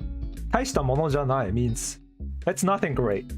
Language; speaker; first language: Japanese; non-native, learner; English